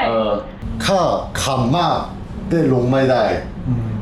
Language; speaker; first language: Thai; non-native, learner; Korean